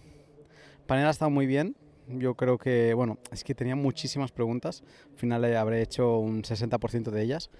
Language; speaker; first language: Spanish; native; Spanish